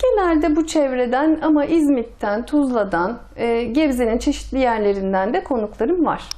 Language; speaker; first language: Turkish; native; Turkish